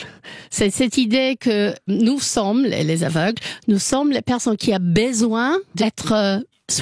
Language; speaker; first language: French; non-native, learner; English